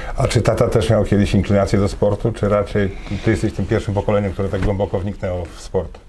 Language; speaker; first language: Polish; native; Polish